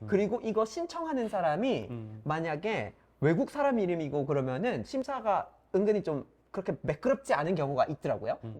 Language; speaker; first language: Korean; non-native, fluent; English